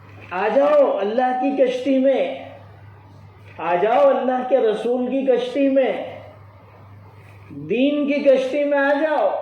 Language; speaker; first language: Urdu; native; Urdu